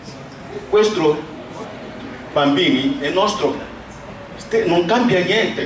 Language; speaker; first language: Italian; non-native, learner; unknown